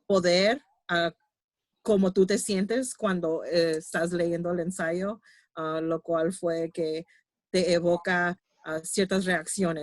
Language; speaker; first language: Spanish; early bilingual, heritage; Spanish